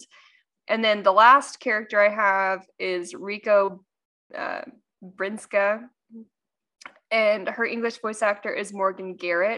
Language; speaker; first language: English; native; English